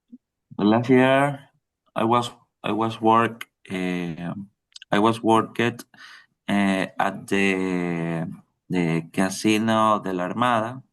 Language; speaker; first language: English; non-native, learner; Spanish